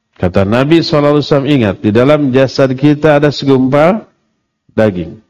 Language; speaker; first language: Indonesian; non-native, local second language; Sundanese